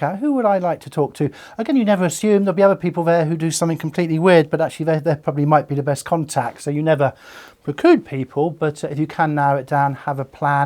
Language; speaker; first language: English; native; English